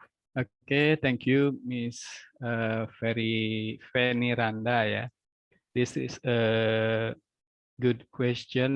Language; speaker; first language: English; non-native, local second language; Indonesian